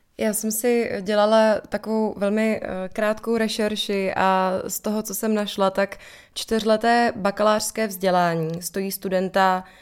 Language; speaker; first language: Czech; native; Czech